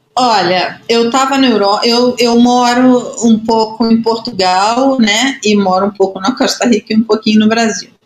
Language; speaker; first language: Portuguese; native; Portuguese